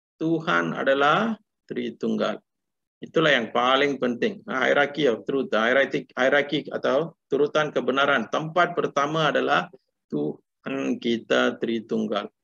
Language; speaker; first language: Malay; non-native, local second language; Tamil